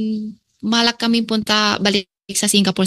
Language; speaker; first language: Filipino; non-native, learner; Chinese